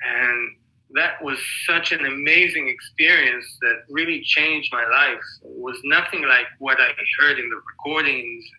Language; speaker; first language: English; non-native, fluent; Hebrew